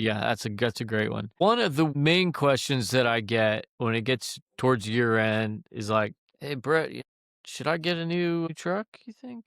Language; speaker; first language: English; native; English